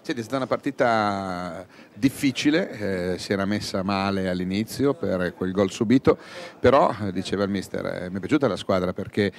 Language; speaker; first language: Italian; native; Italian